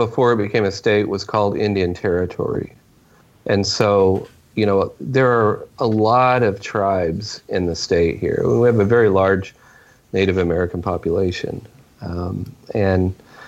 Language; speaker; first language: English; native; English